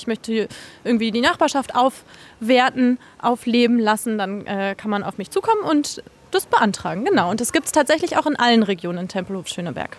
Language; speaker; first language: German; native; German